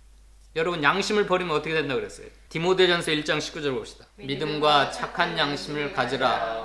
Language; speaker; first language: Korean; native; Korean